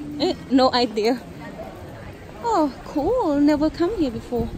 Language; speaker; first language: English; non-native, fluent; Khmer